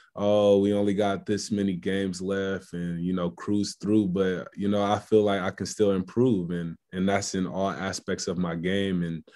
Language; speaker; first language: English; native; English